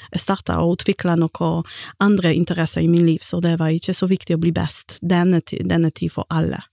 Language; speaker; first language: Norwegian; non-native, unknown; Polish